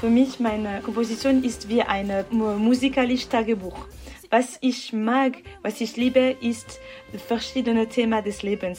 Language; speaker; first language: German; non-native, learner; French